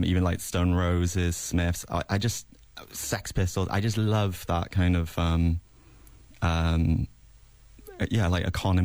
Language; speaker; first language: English; native; English